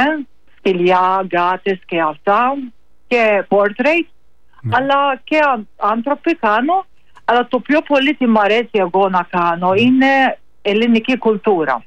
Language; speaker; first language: Greek; non-native, learner; Maltese